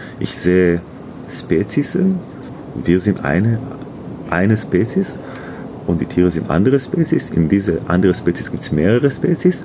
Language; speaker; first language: German; non-native, learner; Hebrew